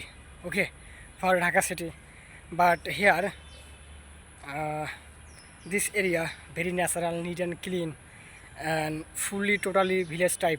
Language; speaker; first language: English; non-native, learner; Bangla